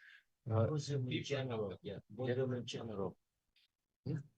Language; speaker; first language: English; non-native, local second language; Vietnamese